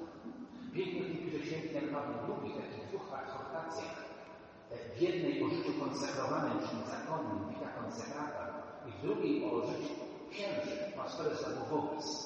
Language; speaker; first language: Polish; native; Polish